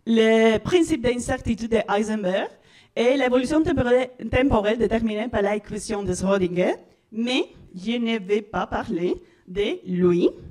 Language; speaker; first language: French; non-native, learner; Spanish